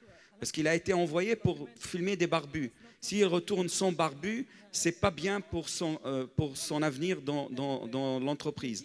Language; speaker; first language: French; non-native, fluent; Arabic